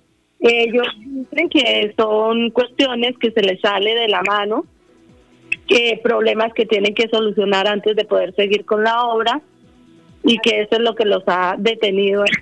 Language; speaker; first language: Spanish; native; Spanish